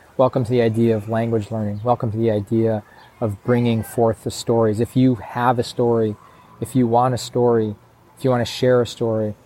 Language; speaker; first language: English; native; English